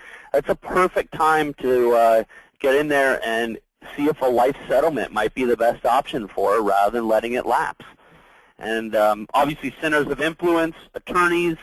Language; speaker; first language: English; native; English